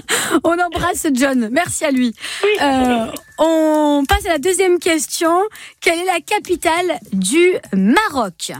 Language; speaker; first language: French; native; French